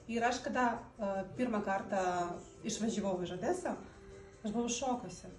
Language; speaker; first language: Lithuanian; non-native, learner; Russian